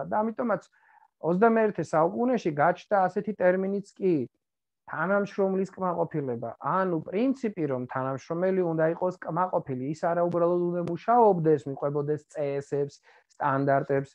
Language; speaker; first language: Georgian; native; Georgian